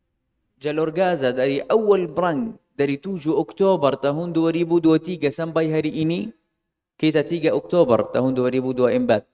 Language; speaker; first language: Indonesian; non-native, fluent; Arabic